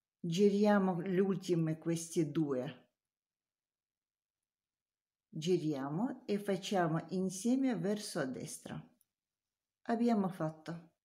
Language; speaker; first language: Italian; non-native, learner; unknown